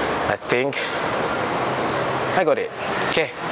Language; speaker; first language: English; non-native, local second language; Malay